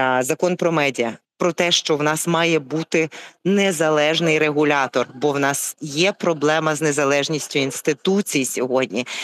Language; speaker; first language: Ukrainian; native; Ukrainian